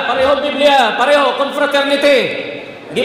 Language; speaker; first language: Filipino; non-native, local second language; Cebuano